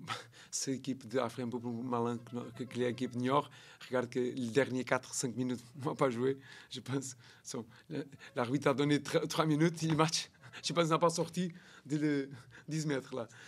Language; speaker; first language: French; non-native, learner; Portuguese